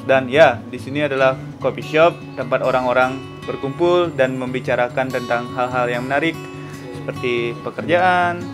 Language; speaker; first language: Indonesian; non-native, local second language; Balinese